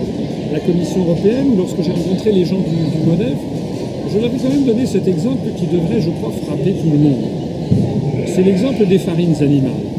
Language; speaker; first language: French; native; French